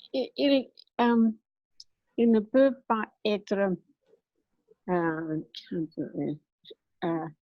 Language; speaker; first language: French; non-native, learner; English